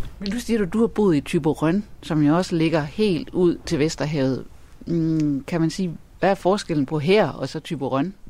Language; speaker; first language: Danish; native; Danish